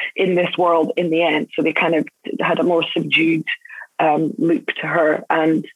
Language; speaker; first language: English; native; English